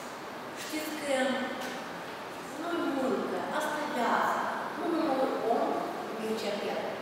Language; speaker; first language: Romanian; non-native, local second language; Russian